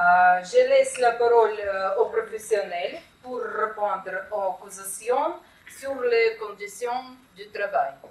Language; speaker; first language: French; non-native, learner; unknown